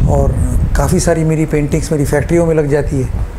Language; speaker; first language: Hindi; non-native, local second language; Gujarati